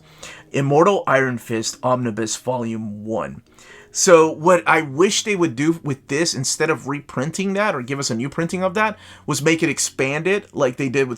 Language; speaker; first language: English; native; English